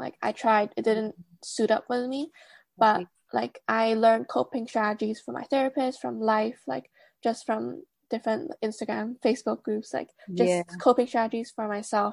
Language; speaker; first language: English; non-native, local second language; Cantonese